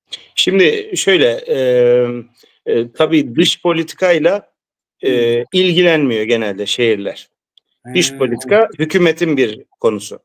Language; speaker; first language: Turkish; early bilingual, heritage; Turkish